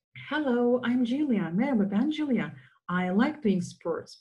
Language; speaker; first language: English; non-native, fluent; Turkish